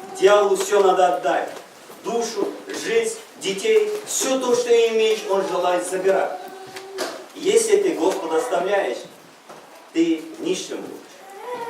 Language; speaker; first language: Russian; non-native, local second language; Uzbek